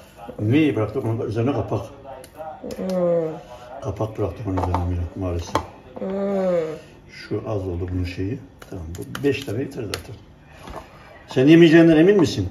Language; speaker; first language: Turkish; native; Turkish